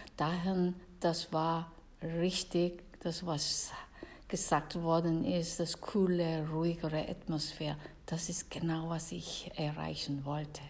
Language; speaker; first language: German; non-native, fluent; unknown